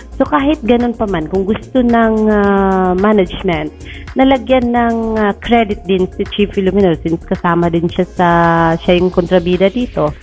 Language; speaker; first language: Filipino; native; Filipino